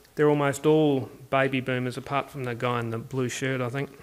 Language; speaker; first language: English; native; English